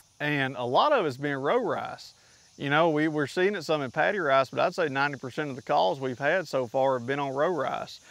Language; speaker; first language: English; native; English